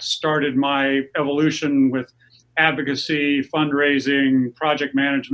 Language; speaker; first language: English; native; English